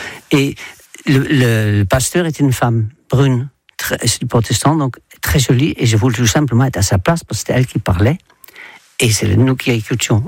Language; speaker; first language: French; non-native, fluent; Dutch